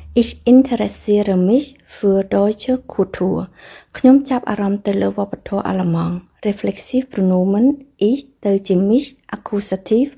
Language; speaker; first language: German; non-native, fluent; Khmer